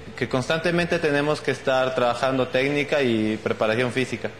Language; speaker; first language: Spanish; native; Spanish